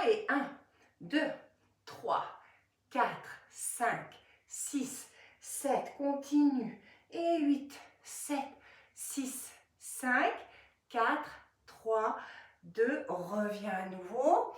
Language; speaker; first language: French; native; French